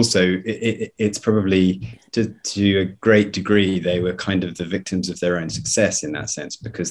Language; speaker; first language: English; native; English